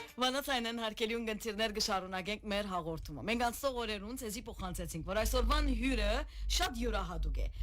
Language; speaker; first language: Armenian; native; Armenian